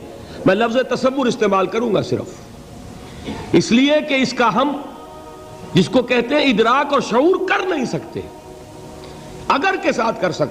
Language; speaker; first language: Urdu; native; Urdu